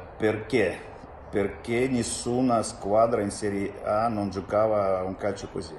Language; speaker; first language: Italian; non-native, fluent; Russian